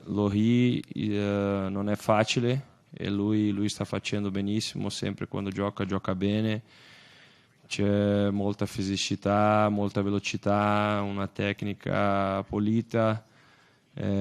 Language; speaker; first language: Italian; non-native, fluent; Portuguese